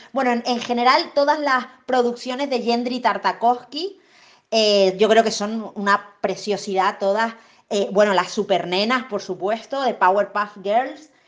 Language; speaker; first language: Spanish; native; Spanish